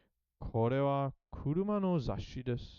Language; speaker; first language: Japanese; non-native, learner; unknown